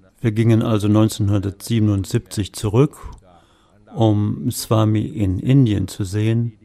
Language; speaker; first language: German; native; German